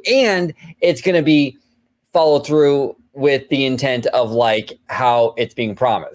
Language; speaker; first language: English; native; English